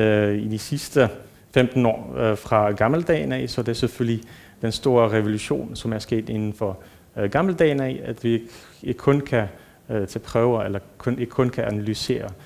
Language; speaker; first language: Danish; non-native, fluent; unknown